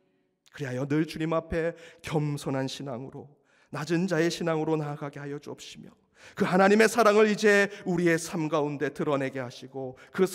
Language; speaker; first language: Korean; native; Korean